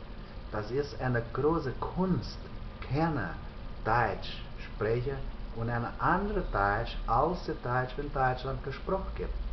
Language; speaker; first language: German; early bilingual, heritage; German